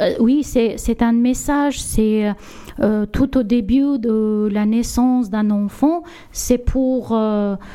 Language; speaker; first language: French; non-native, learner; Armenian